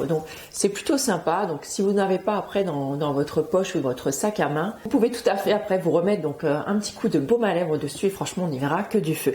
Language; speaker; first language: French; native; French